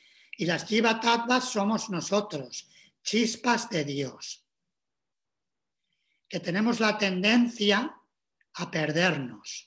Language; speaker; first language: Spanish; native; Spanish